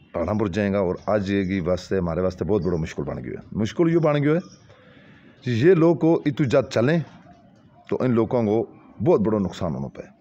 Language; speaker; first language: Hindi; non-native, local second language; Gujari